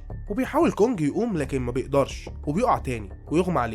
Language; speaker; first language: Arabic; native; Arabic